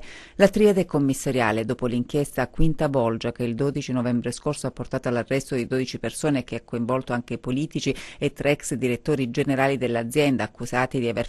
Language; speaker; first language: Italian; native; Italian